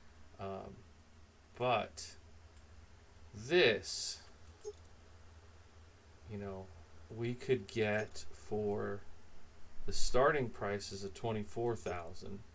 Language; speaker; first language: English; native; English